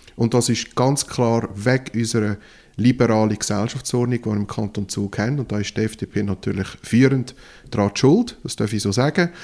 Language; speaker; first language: German; non-native, local second language; French